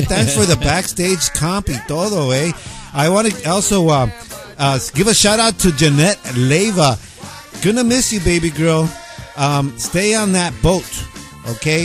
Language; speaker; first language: English; early bilingual, other home language; Spanish